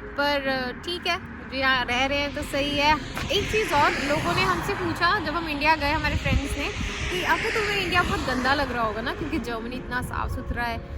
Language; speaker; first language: Hindi; native; Hindi